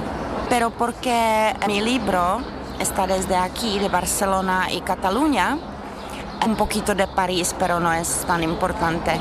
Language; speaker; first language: Spanish; non-native, learner; Czech